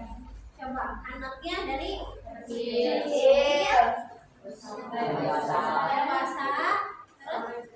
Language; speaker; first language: Indonesian; native; Indonesian